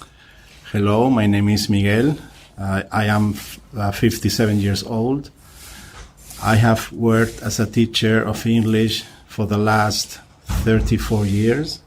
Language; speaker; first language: English; non-native, fluent; Spanish